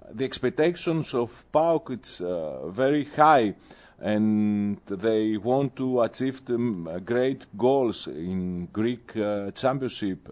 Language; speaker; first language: English; non-native, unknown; Greek